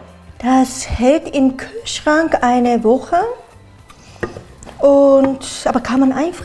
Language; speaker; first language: German; non-native, fluent; Japanese